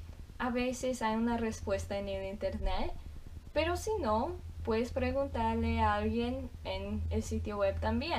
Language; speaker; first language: Spanish; non-native, fluent; English